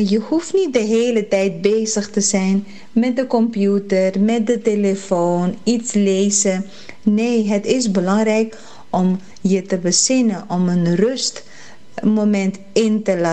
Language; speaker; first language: Dutch; early bilingual, heritage; Caribbean Hindustani